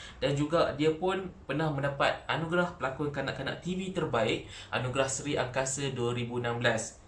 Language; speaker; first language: Malay; native; Malay